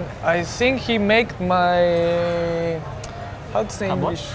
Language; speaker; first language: English; non-native, learner; Japanese